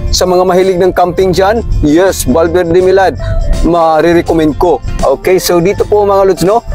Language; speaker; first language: Filipino; non-native, local second language; Cebuano